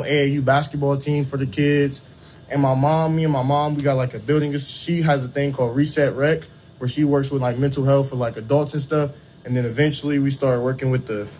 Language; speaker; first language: English; native; English